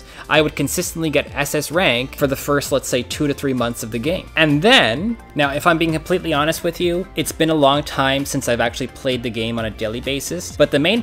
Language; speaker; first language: English; native; English